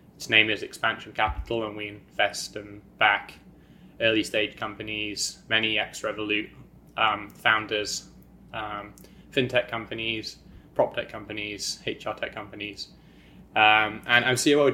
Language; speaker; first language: English; native; English